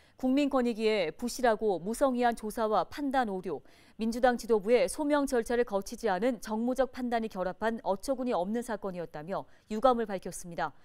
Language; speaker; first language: Korean; native; Korean